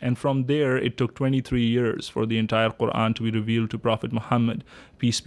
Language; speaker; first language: English; non-native, local second language; Urdu